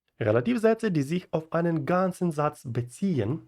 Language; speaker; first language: German; non-native, fluent; Ukrainian